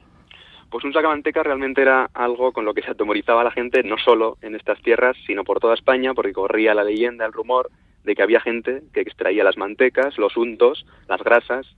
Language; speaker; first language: Spanish; native; Spanish